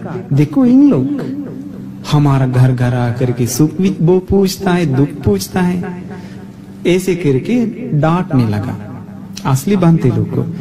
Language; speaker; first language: Hindi; non-native, fluent; Sinhala